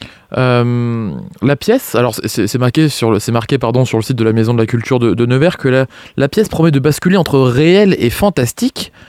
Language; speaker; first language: French; native; French